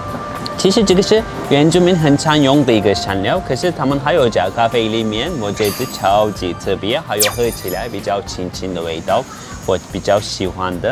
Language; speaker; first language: Chinese; non-native, fluent; Turkish